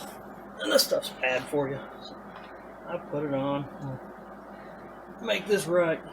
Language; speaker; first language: English; native; English